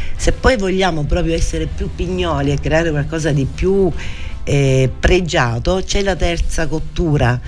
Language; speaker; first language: Italian; native; Italian